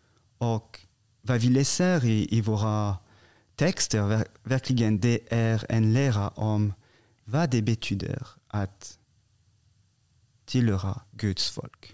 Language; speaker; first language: Swedish; non-native, fluent; French